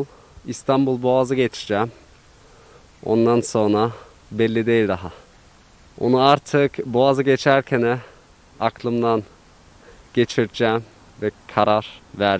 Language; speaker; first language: Turkish; early bilingual, heritage; Turkish